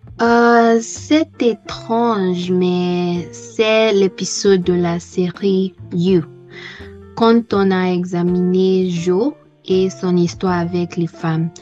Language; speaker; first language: French; non-native, learner; English